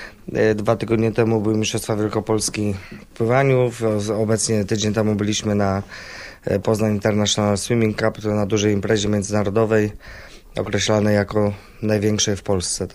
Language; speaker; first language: Polish; native; Polish